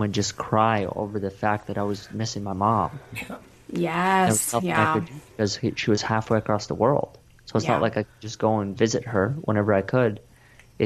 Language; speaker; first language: English; early bilingual, other home language; Russian